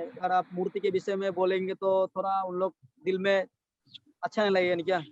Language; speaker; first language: Hindi; non-native, local second language; Assamese